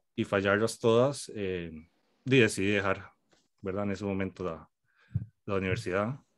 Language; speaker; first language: Spanish; native; Spanish